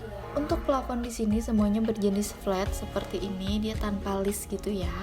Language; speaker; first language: Indonesian; native; Indonesian